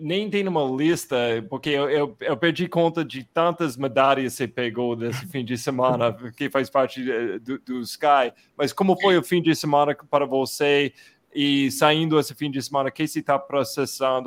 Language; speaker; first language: Portuguese; non-native, fluent; English